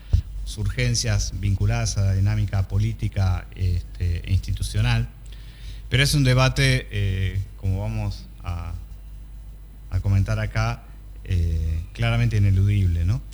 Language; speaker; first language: Spanish; native; Spanish